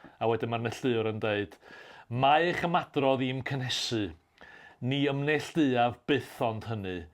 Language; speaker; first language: Welsh; native; Welsh